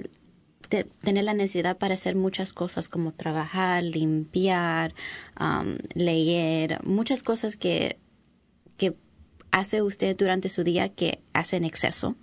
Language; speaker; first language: Spanish; early bilingual, heritage; English